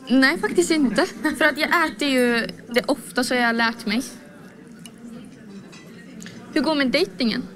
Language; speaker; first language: Swedish; early bilingual, other home language; Azerbaijani